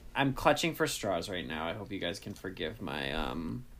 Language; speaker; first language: English; native; English